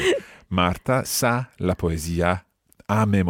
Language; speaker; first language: Italian; non-native, fluent; English